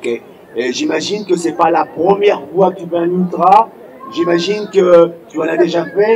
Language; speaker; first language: French; non-native, local second language; Arabic